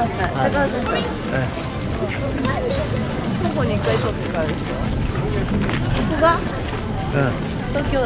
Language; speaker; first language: Japanese; native; Japanese